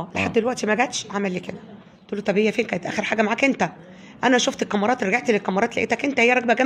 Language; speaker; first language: Arabic; native; Arabic